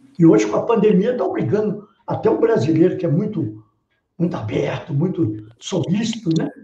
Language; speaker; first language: Portuguese; native; Portuguese